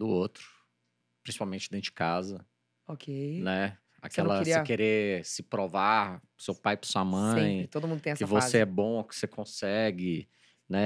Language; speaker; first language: Portuguese; native; Portuguese